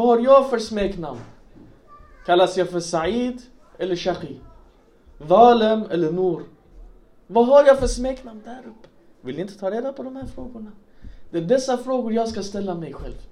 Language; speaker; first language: Swedish; non-native, local second language; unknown